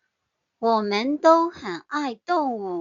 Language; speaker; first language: Chinese; non-native, fluent; Burmese